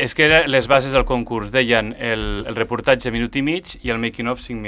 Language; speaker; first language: Catalan; native; Catalan